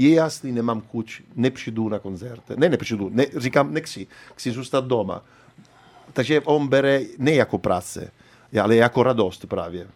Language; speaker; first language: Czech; non-native, learner; Italian